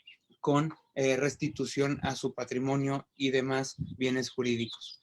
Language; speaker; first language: Spanish; native; Spanish